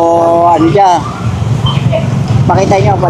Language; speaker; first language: Filipino; native; Filipino